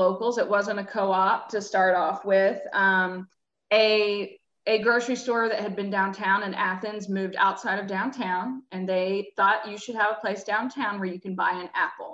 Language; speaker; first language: English; native; English